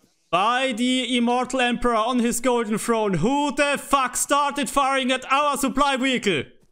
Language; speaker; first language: English; non-native, fluent; German